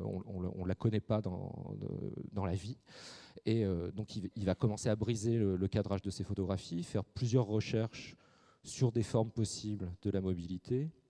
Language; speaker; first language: French; native; French